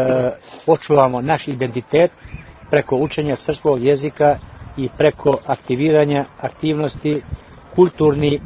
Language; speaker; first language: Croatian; early bilingual, heritage; Serbian